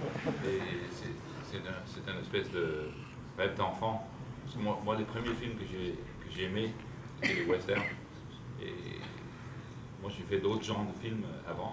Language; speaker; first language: French; non-native, fluent; Danish